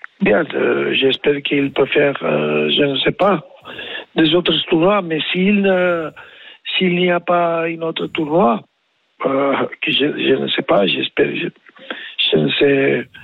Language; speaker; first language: French; non-native, learner; Spanish